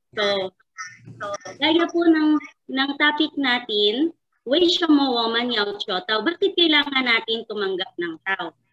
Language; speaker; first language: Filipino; native; Filipino